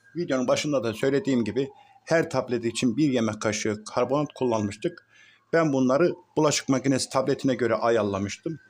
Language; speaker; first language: Turkish; native; Turkish